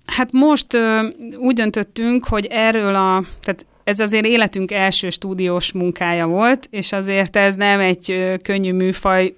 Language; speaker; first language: Hungarian; native; Hungarian